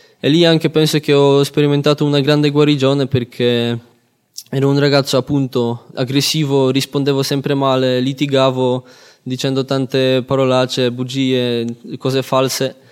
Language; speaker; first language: Italian; non-native, fluent; Polish